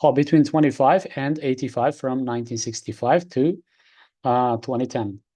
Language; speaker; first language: English; non-native, fluent; Uzbek